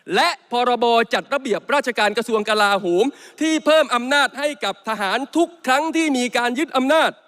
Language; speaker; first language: Thai; native; Thai